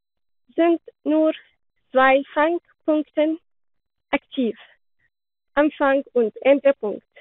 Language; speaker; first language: German; non-native, learner; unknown